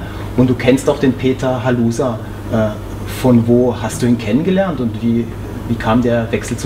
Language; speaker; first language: German; native; German